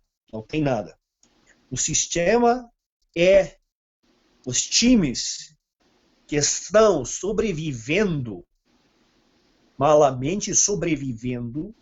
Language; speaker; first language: Portuguese; non-native, fluent; Serbian